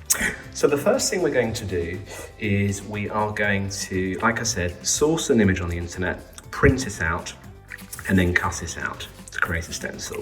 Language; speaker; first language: English; native; English